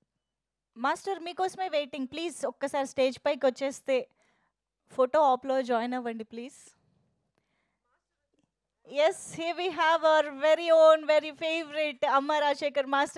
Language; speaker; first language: Telugu; native; Telugu